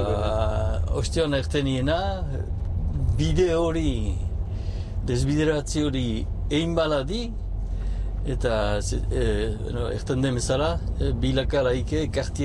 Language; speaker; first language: Basque; native; Basque